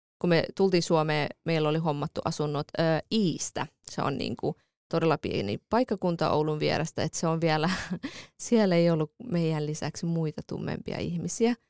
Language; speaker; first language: Finnish; early bilingual, other home language; Kurdish